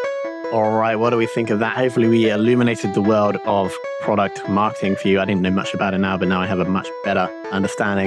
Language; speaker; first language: English; native; English